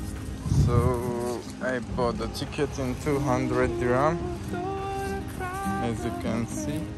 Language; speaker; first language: English; non-native, local second language; Bangla